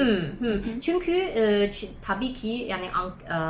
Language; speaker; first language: Turkish; non-native, fluent; Chinese